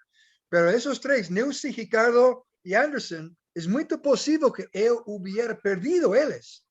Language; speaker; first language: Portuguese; non-native, learner; English